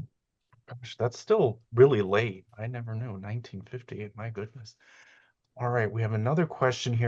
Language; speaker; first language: English; native; English